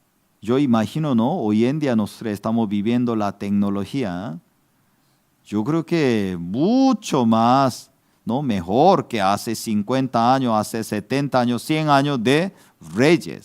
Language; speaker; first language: Spanish; non-native, fluent; Korean